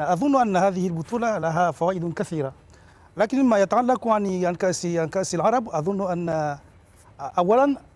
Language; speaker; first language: Arabic; non-native, local second language; Comorian